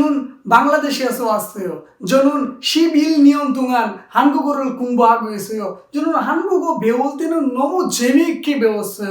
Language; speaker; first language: Korean; non-native, fluent; Bangla